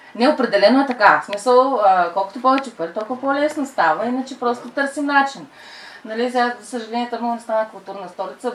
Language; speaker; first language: Bulgarian; native; Bulgarian